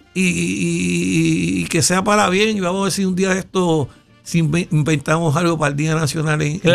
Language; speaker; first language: Spanish; native; Spanish